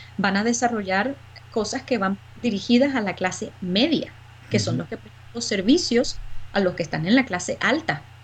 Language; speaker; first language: Spanish; native; Spanish